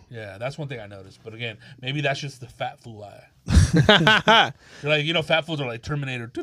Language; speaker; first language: English; early bilingual, other home language; Spanish